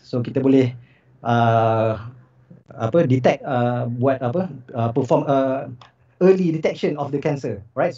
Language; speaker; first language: English; non-native, local second language; Malay